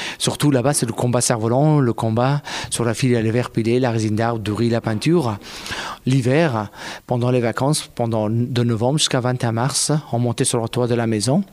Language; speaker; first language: French; non-native, fluent; Persian